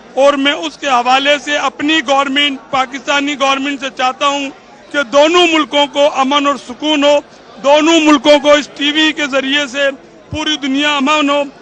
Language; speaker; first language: Urdu; native; Urdu